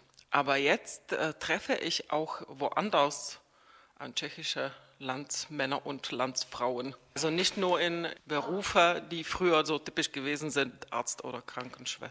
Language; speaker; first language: German; non-native, fluent; Czech